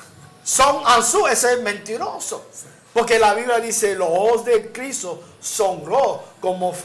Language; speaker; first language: Spanish; non-native, learner; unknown